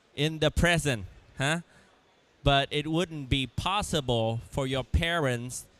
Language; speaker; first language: English; non-native, fluent; Vietnamese